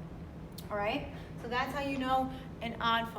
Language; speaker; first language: English; native; English